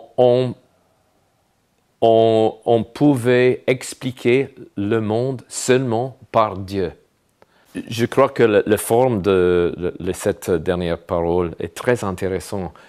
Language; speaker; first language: French; non-native, fluent; English